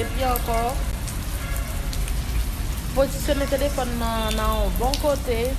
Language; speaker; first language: French; non-native, learner; Haitian Creole